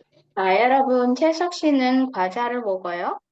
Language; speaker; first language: Korean; non-native, fluent; Indonesian